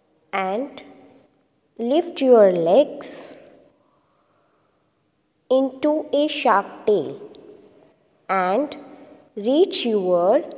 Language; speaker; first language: English; non-native, local second language; Hindi